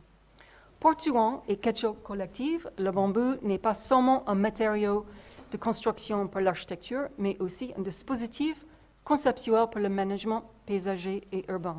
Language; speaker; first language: French; non-native, fluent; English